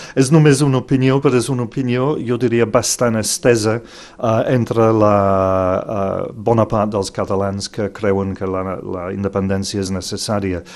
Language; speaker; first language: Catalan; non-native, fluent; English